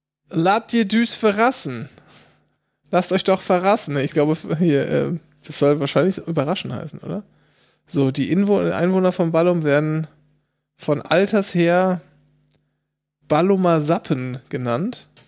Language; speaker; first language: German; native; German